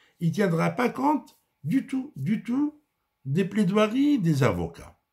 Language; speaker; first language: French; non-native, local second language; Arabic